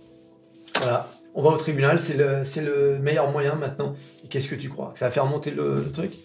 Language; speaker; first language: French; native; French